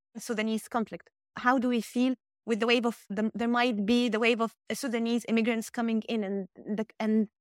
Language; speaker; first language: English; non-native, fluent; Arabic